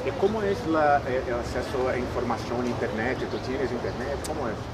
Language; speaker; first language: Spanish; non-native, fluent; Portuguese